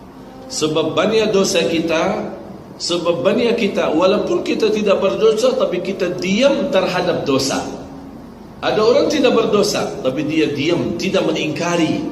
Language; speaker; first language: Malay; non-native, fluent; Arabic